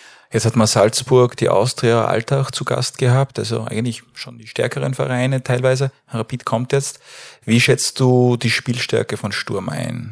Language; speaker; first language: German; native; German